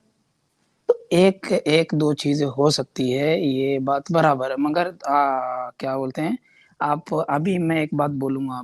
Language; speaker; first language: Hindi; non-native, local second language; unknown